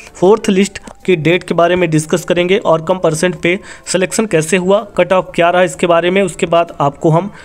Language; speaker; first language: Hindi; native; Hindi